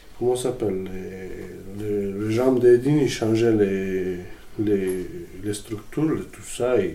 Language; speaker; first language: French; non-native, learner; Macedonian